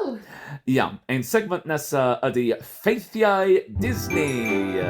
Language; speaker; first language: Welsh; non-native, learner; English